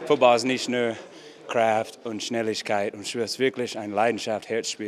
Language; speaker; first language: German; non-native, learner; English